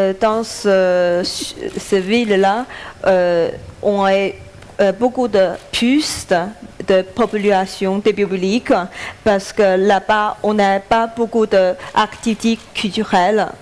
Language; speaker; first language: French; non-native, learner; Chinese